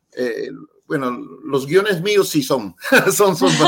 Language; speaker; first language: Spanish; early bilingual, heritage; Spanish